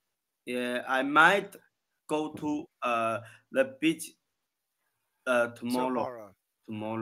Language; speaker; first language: English; non-native, learner; Chinese